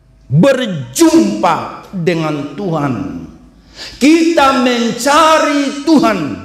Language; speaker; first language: Indonesian; non-native, local second language; Batak Toba